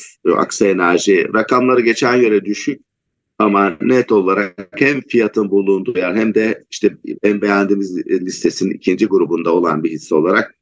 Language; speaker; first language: Turkish; native; Turkish